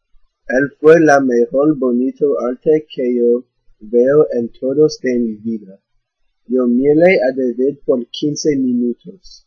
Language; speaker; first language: Spanish; non-native, learner; English